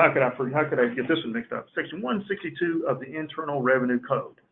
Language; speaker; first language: English; native; English